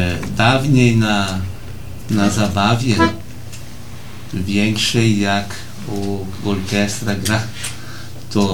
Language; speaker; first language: Polish; early bilingual, heritage; Portuguese